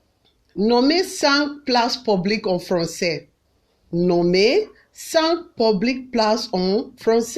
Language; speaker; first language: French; non-native, fluent; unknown